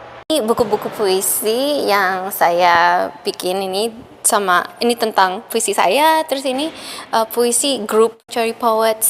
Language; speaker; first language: Indonesian; early bilingual, heritage; Indonesian